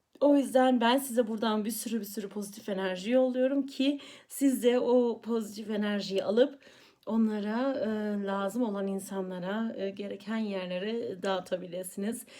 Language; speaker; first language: Turkish; early bilingual, heritage; Turkish